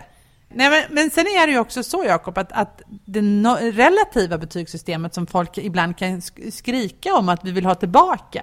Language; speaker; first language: Swedish; native; Swedish